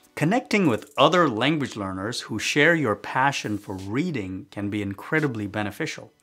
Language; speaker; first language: English; non-native, fluent; Chinese